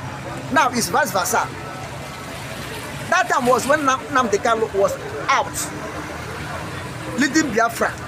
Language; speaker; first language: English; non-native, local second language; Igbo